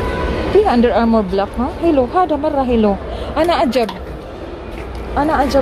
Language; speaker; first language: Arabic; non-native, learner; Filipino